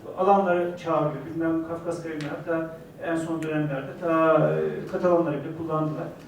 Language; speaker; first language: Turkish; native; Turkish